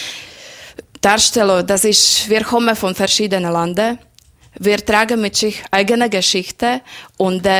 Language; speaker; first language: German; non-native, learner; Slovak